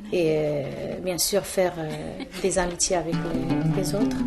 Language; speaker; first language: French; non-native, local second language; Arabic